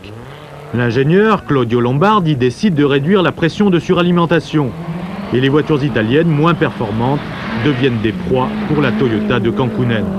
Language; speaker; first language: French; native; French